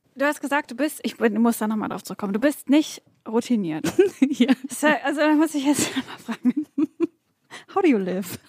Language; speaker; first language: German; native; German